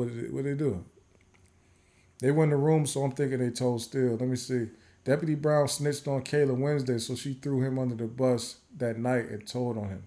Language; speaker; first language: English; native; English